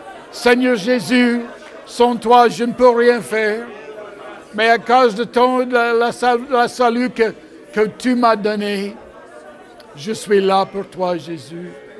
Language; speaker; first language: French; non-native, fluent; English